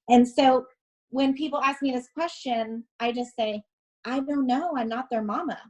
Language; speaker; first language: English; native; English